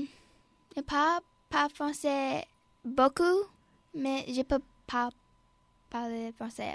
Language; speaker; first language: French; non-native, local second language; English